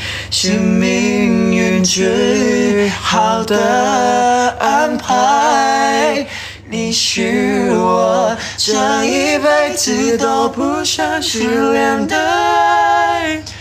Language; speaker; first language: Chinese; non-native, learner; Thai